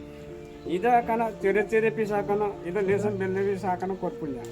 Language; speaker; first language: Malayalam; non-native, learner; Nepali